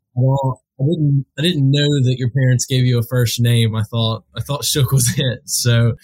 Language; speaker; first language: English; native; English